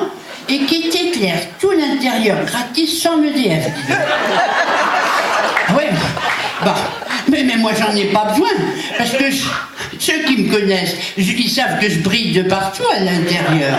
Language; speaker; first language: French; native; French